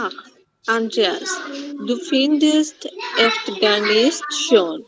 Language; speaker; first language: German; non-native, learner; Bangla